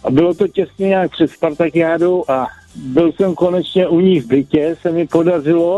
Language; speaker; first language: Czech; native; Czech